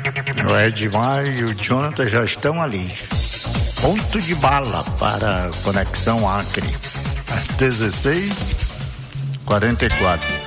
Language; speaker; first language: Portuguese; native; Portuguese